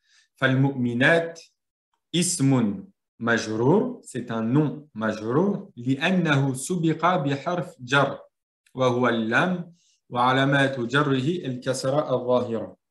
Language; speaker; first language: Arabic; non-native, fluent; French